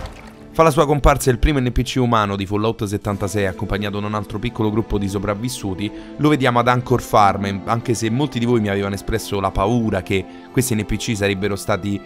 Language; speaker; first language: Italian; native; Italian